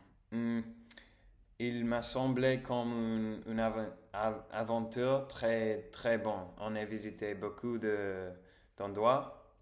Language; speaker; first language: French; non-native, learner; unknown